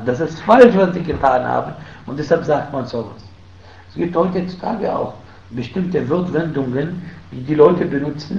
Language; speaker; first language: German; non-native, fluent; Arabic